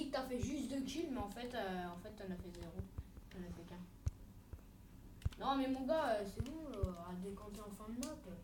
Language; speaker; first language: French; native; French